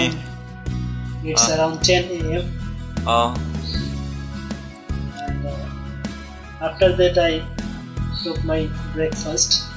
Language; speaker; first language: English; non-native, learner; Bangla